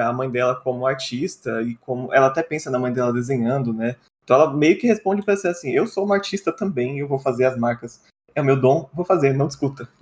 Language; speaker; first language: Portuguese; native; Portuguese